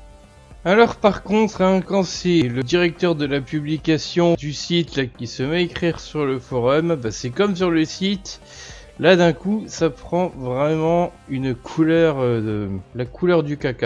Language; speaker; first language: French; native; French